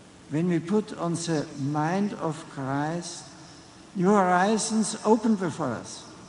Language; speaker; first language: English; non-native, fluent; German